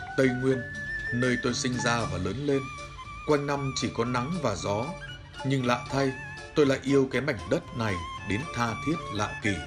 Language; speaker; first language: Vietnamese; native; Vietnamese